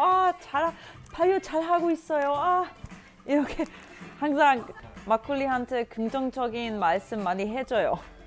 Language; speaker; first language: Korean; non-native, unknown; German